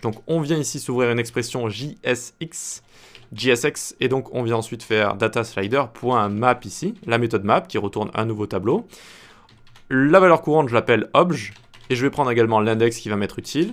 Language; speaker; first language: French; native; French